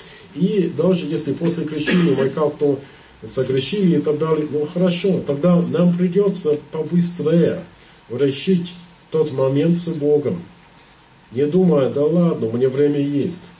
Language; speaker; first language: Russian; non-native, fluent; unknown